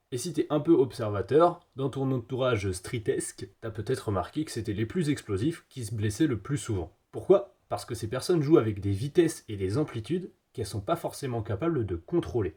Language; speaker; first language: French; native; French